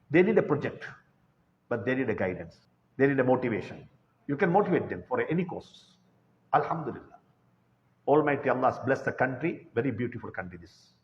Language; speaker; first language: English; non-native, local second language; Tamil